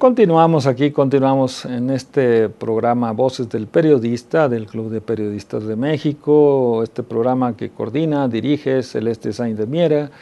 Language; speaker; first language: Spanish; native; Spanish